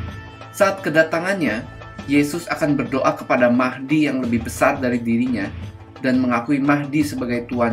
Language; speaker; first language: Indonesian; native; Indonesian